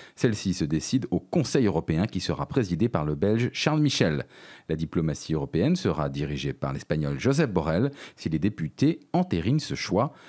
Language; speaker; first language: French; native; French